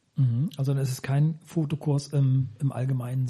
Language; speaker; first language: German; native; German